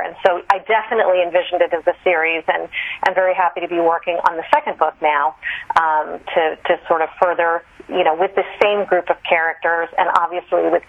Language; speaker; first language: English; native; English